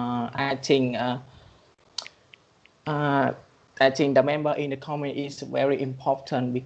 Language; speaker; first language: English; non-native, learner; Vietnamese